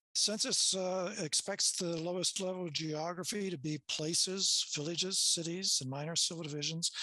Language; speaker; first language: English; native; English